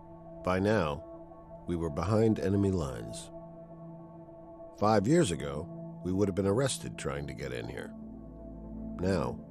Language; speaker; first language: English; native; English